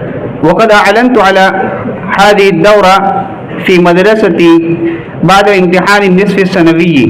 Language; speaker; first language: Arabic; non-native, fluent; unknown